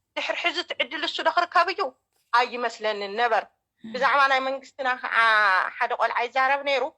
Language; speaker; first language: Tigrinya; native; Tigrinya